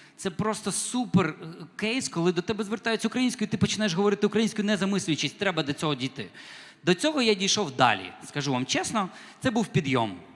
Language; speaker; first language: Ukrainian; non-native, local second language; Russian